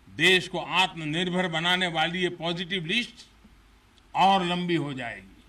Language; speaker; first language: Hindi; non-native, local second language; Gujarati